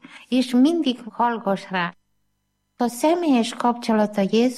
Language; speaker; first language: Hungarian; non-native, learner; Malayalam